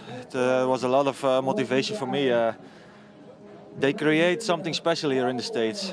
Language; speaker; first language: English; non-native, fluent; Dutch